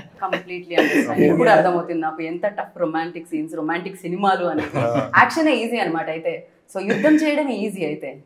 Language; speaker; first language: Telugu; native; Telugu